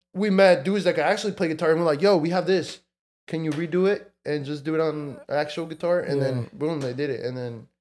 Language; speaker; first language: English; early bilingual, other home language; Spanish